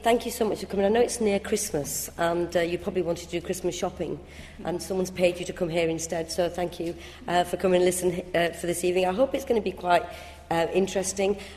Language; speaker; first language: English; early bilingual, other home language; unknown